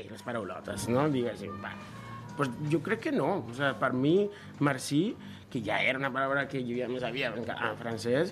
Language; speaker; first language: Catalan; non-native, fluent; Spanish